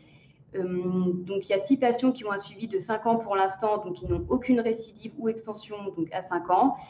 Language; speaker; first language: French; native; French